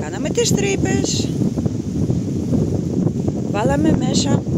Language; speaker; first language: Greek; non-native, fluent; Russian